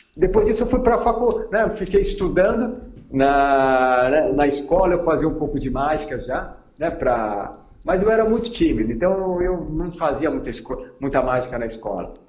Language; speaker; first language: Portuguese; native; Portuguese